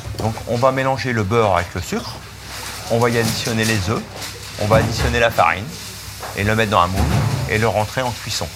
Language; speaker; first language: French; native; French